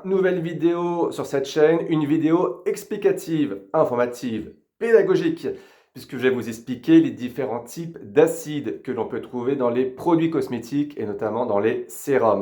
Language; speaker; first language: French; native; French